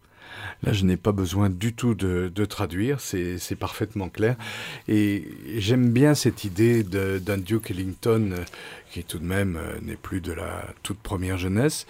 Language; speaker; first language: French; native; French